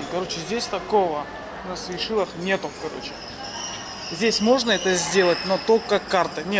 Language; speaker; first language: Russian; native; Russian